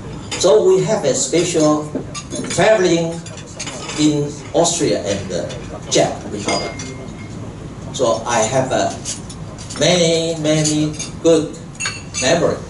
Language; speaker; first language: English; non-native, local second language; Chinese